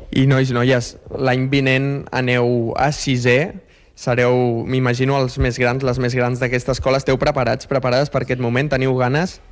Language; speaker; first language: Catalan; native; Catalan